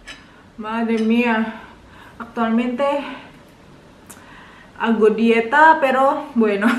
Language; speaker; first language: Spanish; non-native, learner; Indonesian